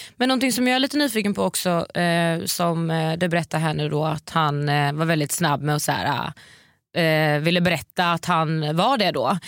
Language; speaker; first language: Swedish; native; Swedish